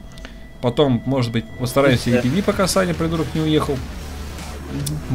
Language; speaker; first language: Russian; native; Russian